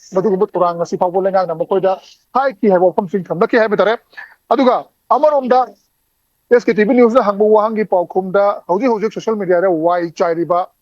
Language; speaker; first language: Manipuri; native; Manipuri